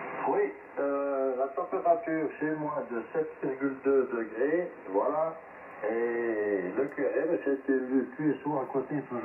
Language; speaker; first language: French; native; French